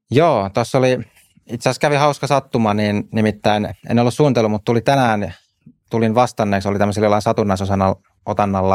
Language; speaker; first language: Finnish; native; Finnish